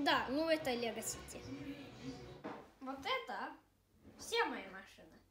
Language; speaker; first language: Russian; early bilingual, heritage; Russian